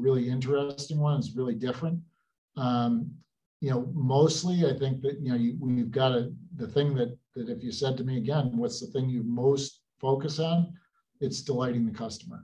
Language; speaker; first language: English; native; English